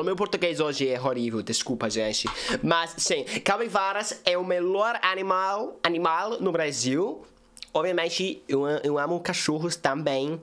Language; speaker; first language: Portuguese; non-native, learner; English